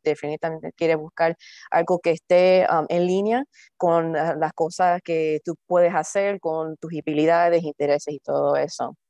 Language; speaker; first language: Spanish; early bilingual, heritage; Spanish